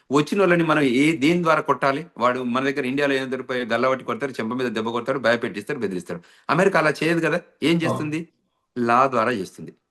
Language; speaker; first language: Telugu; native; Telugu